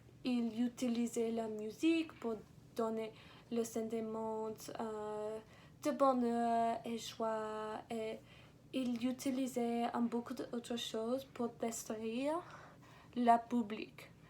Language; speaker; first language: French; non-native, learner; English